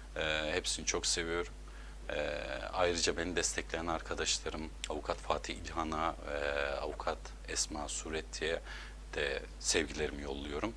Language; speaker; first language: Turkish; native; Turkish